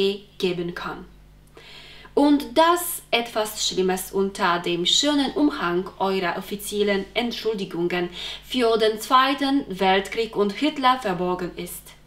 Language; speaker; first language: German; non-native, fluent; Polish